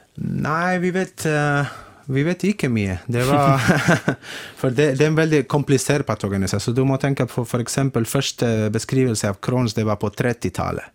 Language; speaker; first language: Norwegian; non-native, fluent; Spanish